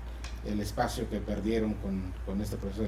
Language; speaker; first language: Spanish; native; Spanish